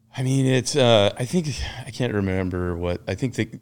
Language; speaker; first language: English; native; English